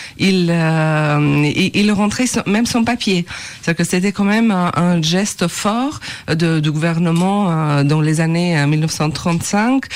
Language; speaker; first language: French; non-native, fluent; Albanian